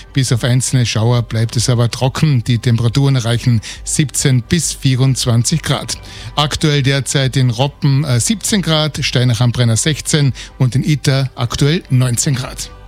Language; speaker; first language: German; native; German